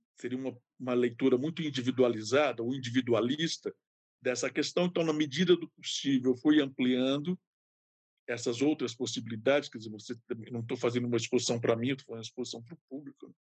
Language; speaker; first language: Portuguese; native; Portuguese